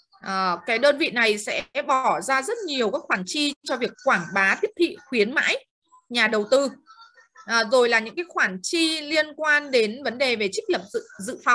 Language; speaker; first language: Vietnamese; native; Vietnamese